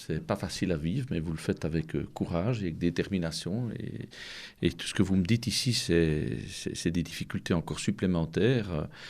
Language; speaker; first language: French; native; French